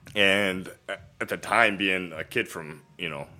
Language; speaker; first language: English; native; English